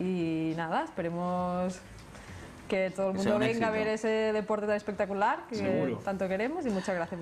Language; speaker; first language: Spanish; native; Spanish